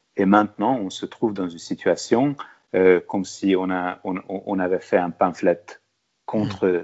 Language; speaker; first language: French; non-native, fluent; Hungarian